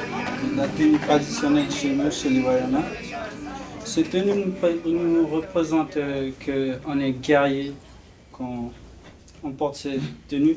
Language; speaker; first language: French; non-native, local second language; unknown